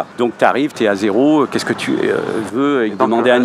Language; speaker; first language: French; native; French